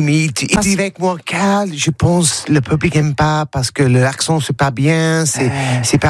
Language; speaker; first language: French; non-native, learner; English